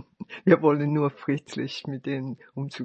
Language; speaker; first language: German; non-native, fluent; Chinese